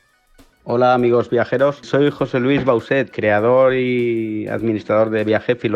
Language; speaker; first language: Spanish; native; Spanish